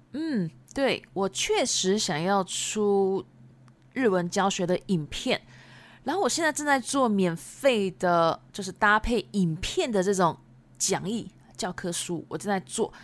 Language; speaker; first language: Chinese; early bilingual, other home language; Japanese